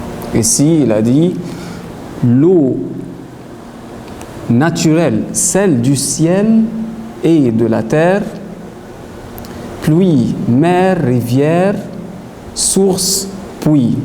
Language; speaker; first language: French; non-native, fluent; Arabic